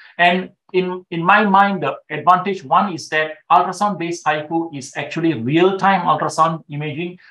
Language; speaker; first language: English; non-native, local second language; Tamil